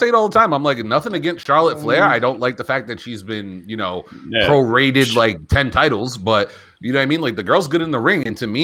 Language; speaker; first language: English; native; English